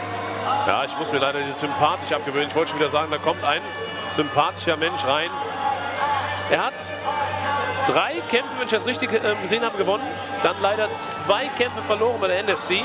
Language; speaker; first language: German; native; German